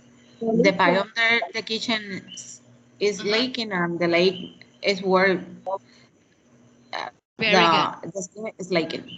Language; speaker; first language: English; non-native, learner; Spanish